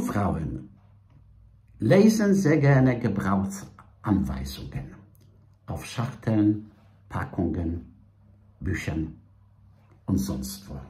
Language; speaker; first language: German; non-native, fluent; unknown